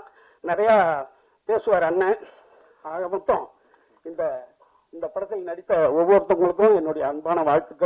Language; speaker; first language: Tamil; native; Tamil